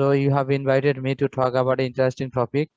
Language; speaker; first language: English; non-native, fluent; Bangla